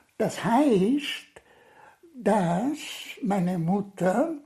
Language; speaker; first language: German; non-native, fluent; Italian